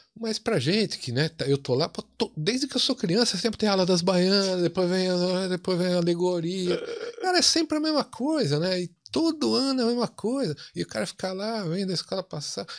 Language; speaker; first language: Portuguese; native; Portuguese